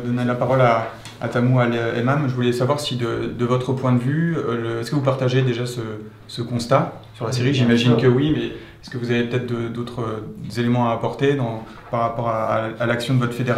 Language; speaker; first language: French; native; French